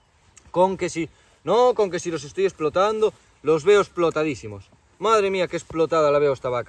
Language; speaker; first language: Spanish; native; Spanish